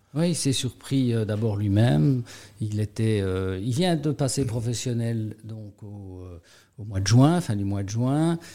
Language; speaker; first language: French; native; French